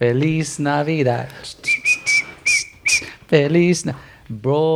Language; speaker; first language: Spanish; early bilingual, heritage; Spanish